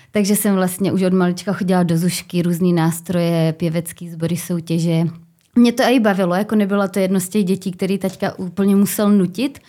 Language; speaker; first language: Czech; native; Czech